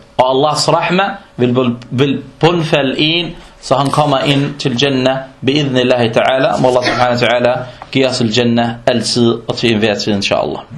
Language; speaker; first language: Danish; non-native, fluent; Arabic